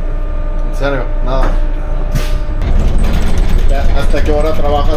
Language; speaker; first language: Spanish; non-native, fluent; French